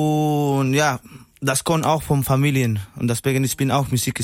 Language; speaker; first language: German; non-native, learner; Spanish